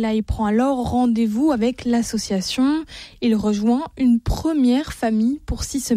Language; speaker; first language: French; native; French